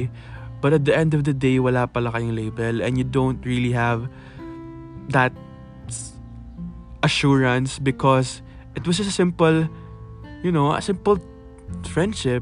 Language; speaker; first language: English; non-native, local second language; Filipino